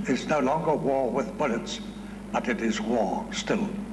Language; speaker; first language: English; non-native, local second language; Afrikaans